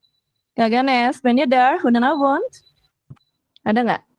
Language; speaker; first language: Dutch; non-native, fluent; Indonesian